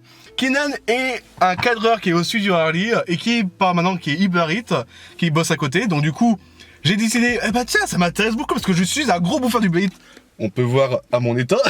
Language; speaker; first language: French; native; French